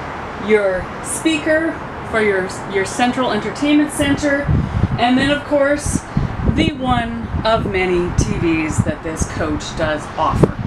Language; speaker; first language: English; native; English